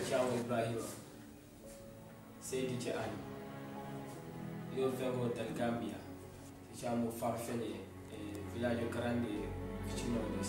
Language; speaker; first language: Italian; non-native, learner; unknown